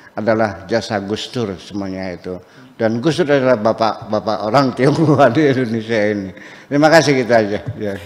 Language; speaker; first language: Indonesian; native; Indonesian